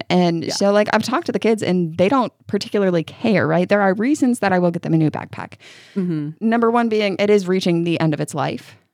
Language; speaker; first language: English; native; English